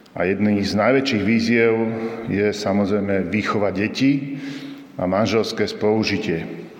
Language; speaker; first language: Slovak; native; Slovak